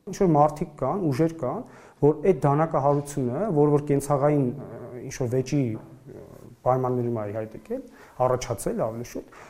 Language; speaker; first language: Armenian; native; Armenian